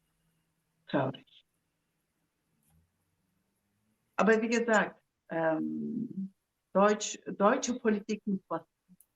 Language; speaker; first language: German; non-native, fluent; Zaza